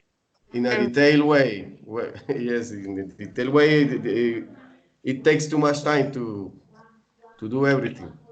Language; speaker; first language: English; non-native, learner; Spanish